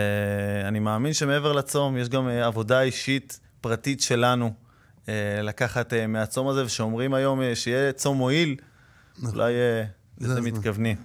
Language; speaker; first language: Hebrew; native; Hebrew